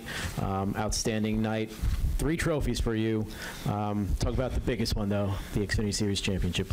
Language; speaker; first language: English; native; English